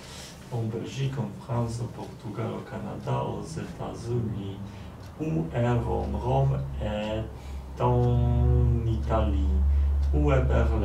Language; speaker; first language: French; non-native, learner; Polish